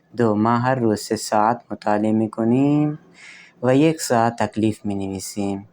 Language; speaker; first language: Persian; non-native, fluent; Urdu